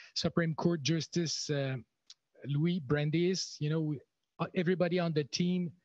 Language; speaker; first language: English; non-native, fluent; French